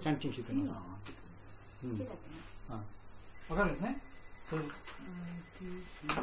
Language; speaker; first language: Japanese; non-native, learner; Bangla